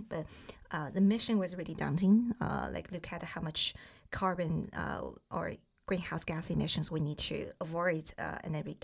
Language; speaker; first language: English; non-native, fluent; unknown